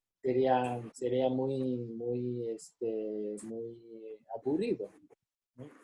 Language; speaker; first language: Spanish; non-native, fluent; Chinese